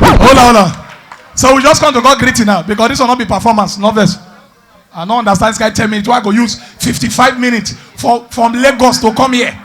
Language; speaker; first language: Nigerian Pidgin; native; Nigerian Pidgin